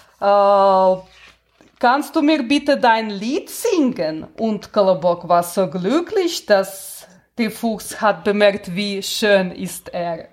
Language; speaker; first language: German; non-native, learner; Russian